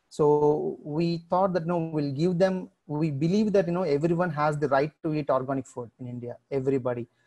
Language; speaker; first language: English; non-native, local second language; Telugu